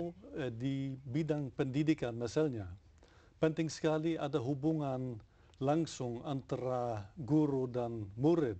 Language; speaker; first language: Indonesian; non-native, fluent; Dutch